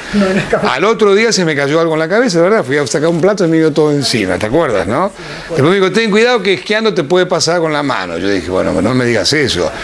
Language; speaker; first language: Spanish; native; Spanish